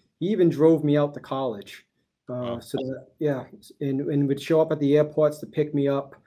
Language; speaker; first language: English; early bilingual, other home language; Portuguese